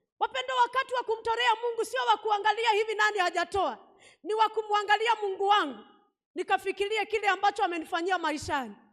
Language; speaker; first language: Swahili; non-native, local second language; Kikuyu